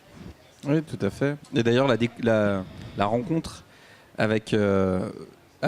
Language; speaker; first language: French; native; French